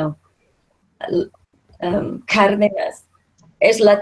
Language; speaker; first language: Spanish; non-native, fluent; English